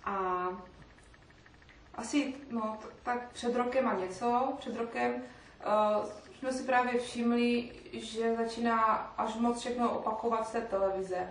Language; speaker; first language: Czech; native; Czech